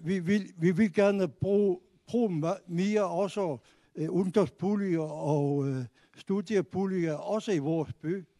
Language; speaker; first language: Danish; non-native, local second language; Kalaallisut